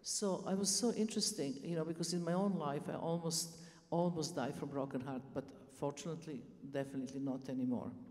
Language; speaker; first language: English; non-native, fluent; Serbian